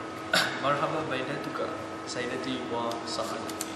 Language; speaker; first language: Arabic; non-native, learner; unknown